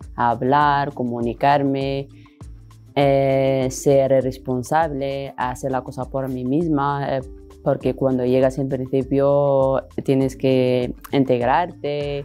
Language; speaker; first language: Spanish; non-native, fluent; Arabic